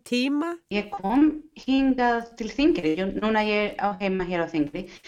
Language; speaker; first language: Icelandic; non-native, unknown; Spanish